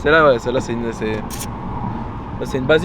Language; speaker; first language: French; native; French